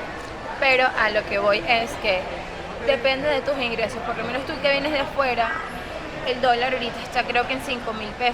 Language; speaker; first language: Spanish; native; Spanish